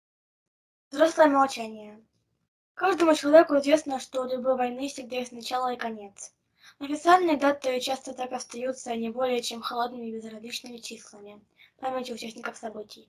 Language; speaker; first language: Russian; native; Russian